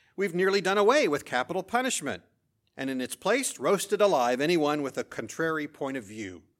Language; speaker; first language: English; native; English